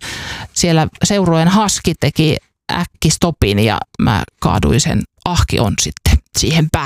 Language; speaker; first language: Finnish; native; Finnish